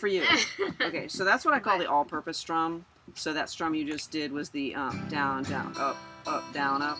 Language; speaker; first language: English; native; English